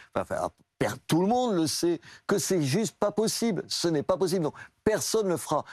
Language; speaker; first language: French; native; French